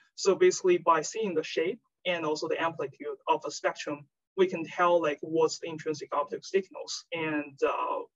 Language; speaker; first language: English; non-native, fluent; Chinese